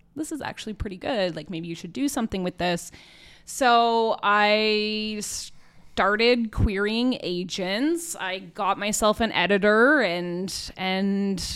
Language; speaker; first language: English; native; English